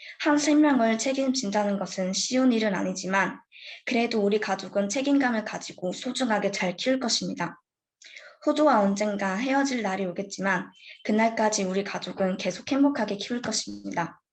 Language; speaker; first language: Korean; early bilingual, heritage; Korean